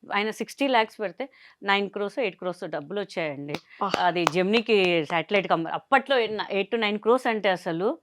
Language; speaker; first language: Telugu; non-native, fluent; Hindi